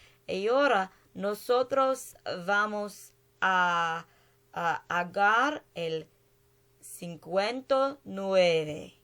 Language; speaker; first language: Spanish; non-native, learner; English